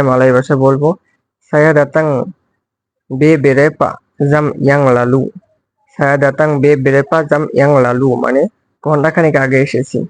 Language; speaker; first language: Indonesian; non-native, fluent; Bangla